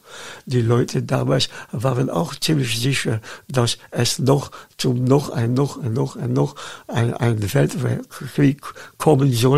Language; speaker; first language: German; non-native, fluent; Dutch